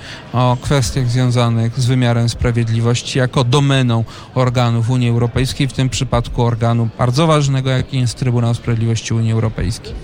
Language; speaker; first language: Polish; native; Polish